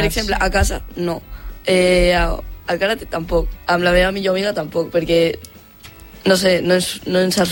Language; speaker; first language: Catalan; non-native, local second language; Spanish